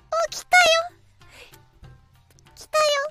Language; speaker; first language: Spanish; non-native, learner; Japanese